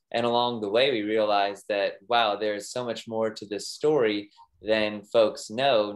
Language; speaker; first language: English; native; English